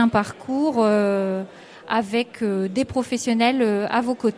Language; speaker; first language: French; native; French